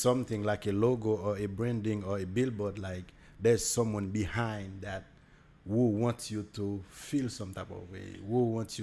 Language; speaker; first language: English; non-native, fluent; Haitian Creole